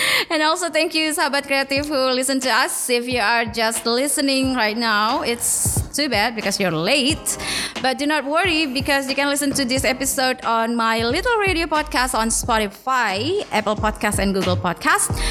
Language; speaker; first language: English; non-native, fluent; Indonesian